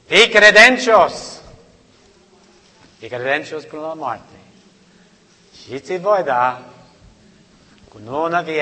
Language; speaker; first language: Romanian; non-native, learner; English